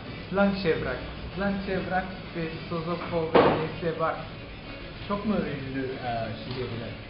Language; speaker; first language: Turkish; non-native, learner; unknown